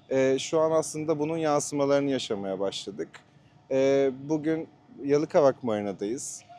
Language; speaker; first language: Turkish; native; Turkish